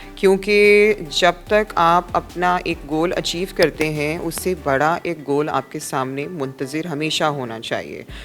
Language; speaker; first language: Urdu; non-native, local second language; Punjabi